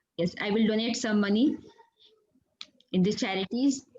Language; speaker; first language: English; non-native, learner; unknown